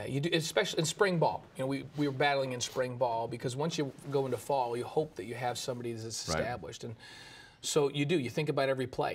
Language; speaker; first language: English; native; English